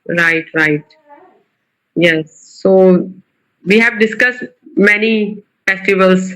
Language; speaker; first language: English; non-native, local second language; Urdu